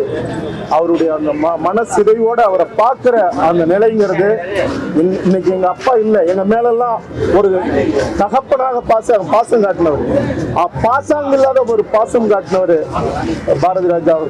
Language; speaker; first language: Tamil; native; Tamil